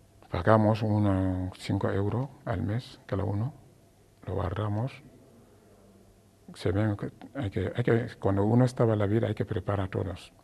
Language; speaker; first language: Spanish; non-native, learner; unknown